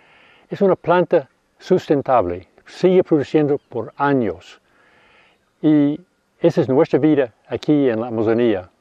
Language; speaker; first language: Spanish; non-native, fluent; English